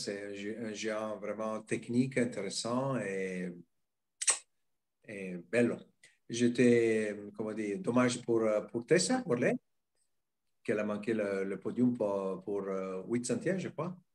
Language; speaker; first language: French; non-native, fluent; Italian